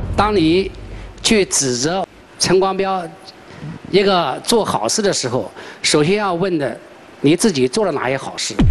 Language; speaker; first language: Chinese; native; Chinese